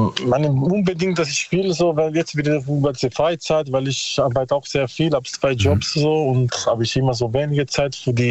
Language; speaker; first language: German; non-native, learner; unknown